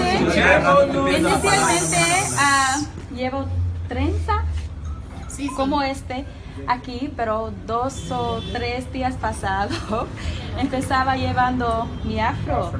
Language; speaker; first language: Spanish; non-native, learner; English